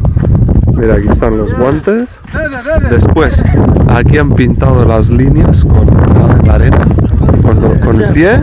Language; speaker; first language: Spanish; native; Spanish